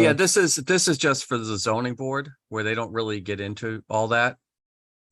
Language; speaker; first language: English; native; English